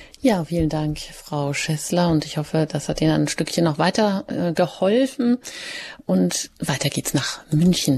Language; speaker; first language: German; native; German